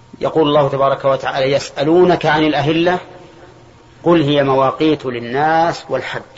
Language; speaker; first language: Arabic; native; Arabic